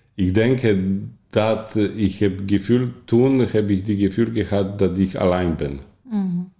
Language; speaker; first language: Dutch; non-native, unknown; Polish